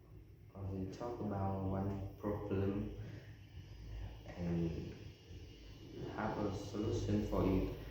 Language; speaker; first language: English; non-native, learner; Vietnamese